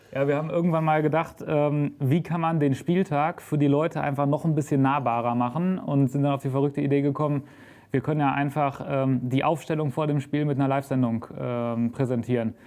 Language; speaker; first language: German; native; German